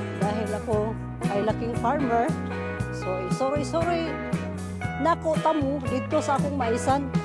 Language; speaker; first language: Filipino; non-native, local second language; Cebuano